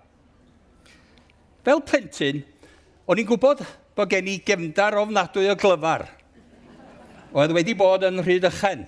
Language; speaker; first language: Welsh; native; Welsh